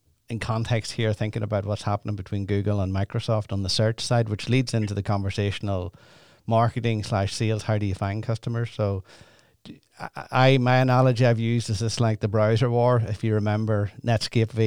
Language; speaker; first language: English; native; English